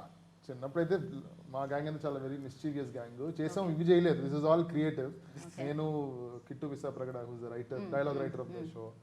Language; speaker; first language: Telugu; native; Telugu